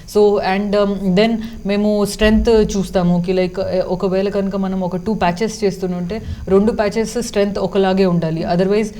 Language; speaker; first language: Telugu; early bilingual, heritage; Telugu